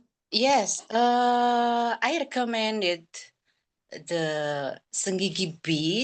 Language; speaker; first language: English; non-native, learner; Indonesian